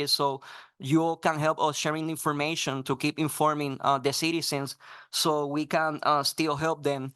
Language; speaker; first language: English; non-native, fluent; Spanish